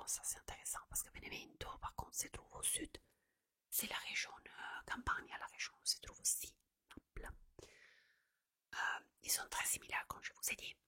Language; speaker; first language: French; non-native, fluent; Italian